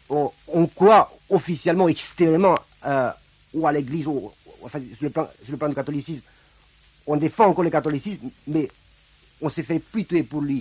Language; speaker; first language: French; non-native, fluent; Romanian